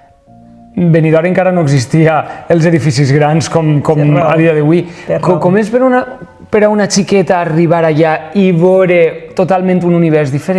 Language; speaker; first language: Catalan; native; Catalan